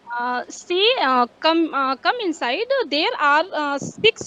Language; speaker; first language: English; non-native, learner; Hindi